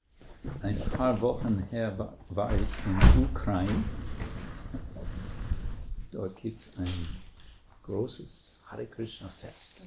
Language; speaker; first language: German; non-native, fluent; English